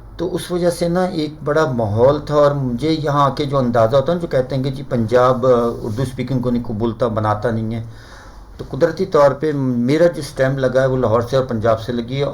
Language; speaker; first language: Urdu; native; Urdu